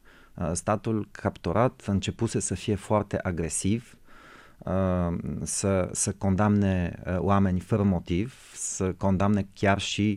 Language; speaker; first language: Romanian; non-native, fluent; Bulgarian